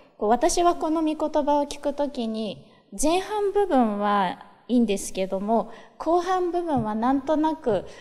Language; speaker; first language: Japanese; native; Japanese